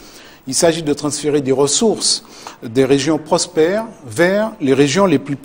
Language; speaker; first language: French; native; French